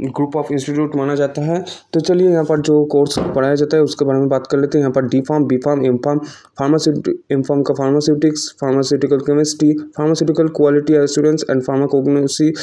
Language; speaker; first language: Hindi; non-native, local second language; Bangla